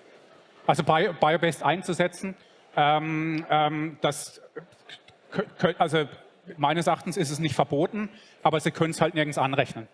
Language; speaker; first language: German; native; German